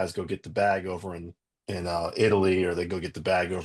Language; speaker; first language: English; native; English